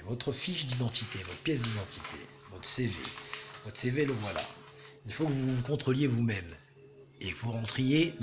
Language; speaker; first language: French; native; French